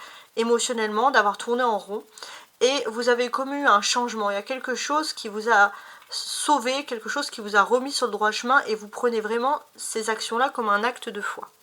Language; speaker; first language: French; native; French